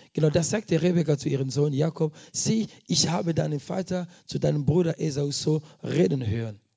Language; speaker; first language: German; non-native, fluent; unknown